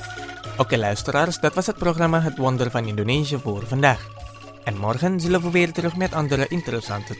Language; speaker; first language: Dutch; non-native, learner; Indonesian